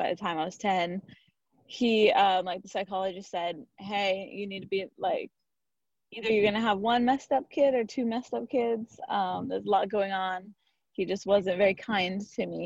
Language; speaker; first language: English; native; English